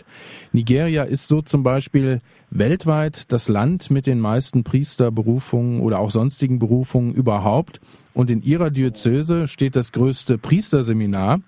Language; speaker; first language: German; native; German